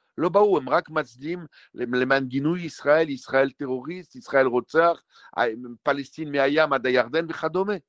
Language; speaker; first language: Hebrew; non-native, fluent; French